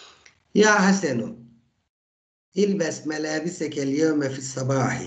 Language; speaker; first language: Arabic; non-native, fluent; Turkish